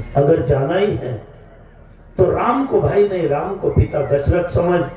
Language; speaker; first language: Hindi; non-native, local second language; Marathi